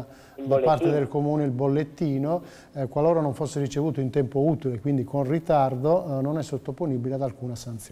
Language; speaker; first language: Italian; native; Italian